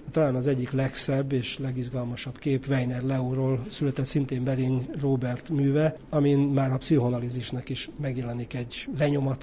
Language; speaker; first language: Hungarian; native; Hungarian